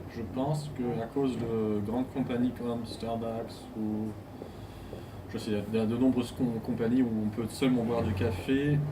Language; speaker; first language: French; non-native, fluent; German